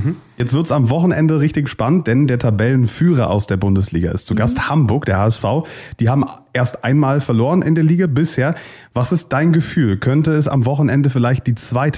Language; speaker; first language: German; native; German